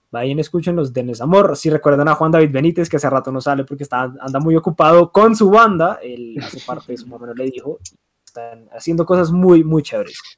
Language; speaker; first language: Spanish; native; Spanish